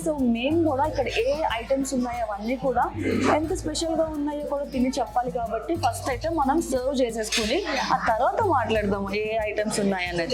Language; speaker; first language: Telugu; native; Telugu